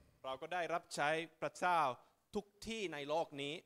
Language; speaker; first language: Thai; non-native, fluent; Finnish